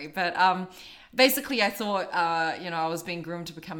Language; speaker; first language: English; native; English